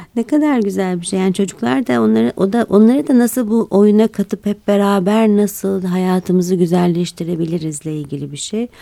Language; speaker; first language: Turkish; native; Turkish